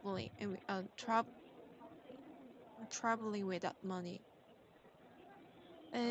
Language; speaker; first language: English; non-native, learner; Korean